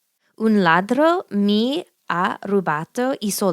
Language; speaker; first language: Italian; non-native, learner; English